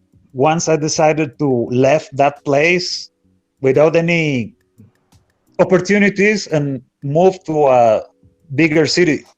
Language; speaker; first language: English; non-native, fluent; Spanish